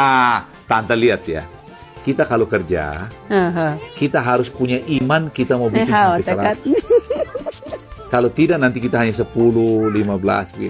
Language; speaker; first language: Indonesian; non-native, local second language; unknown